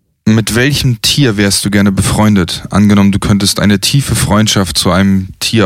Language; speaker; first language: German; native; German